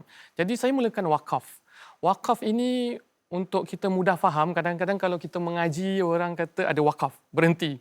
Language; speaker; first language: Malay; native; Malay